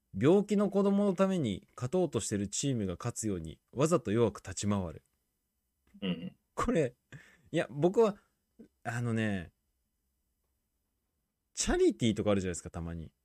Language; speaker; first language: Japanese; native; Japanese